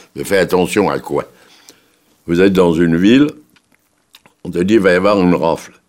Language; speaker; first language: French; native; French